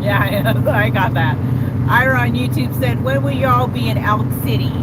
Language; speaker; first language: English; native; English